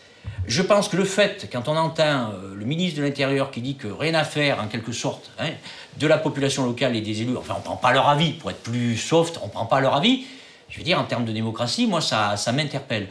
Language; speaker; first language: French; native; French